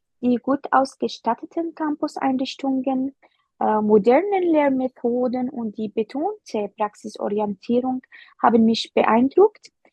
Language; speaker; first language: German; non-native, fluent; Arabic